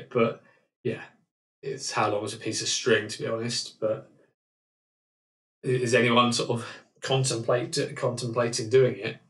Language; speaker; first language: English; native; English